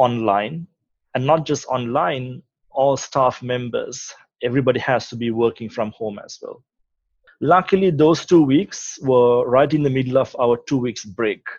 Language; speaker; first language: English; non-native, local second language; Sinhala